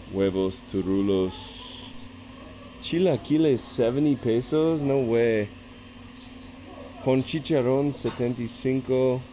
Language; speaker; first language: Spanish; non-native, fluent; English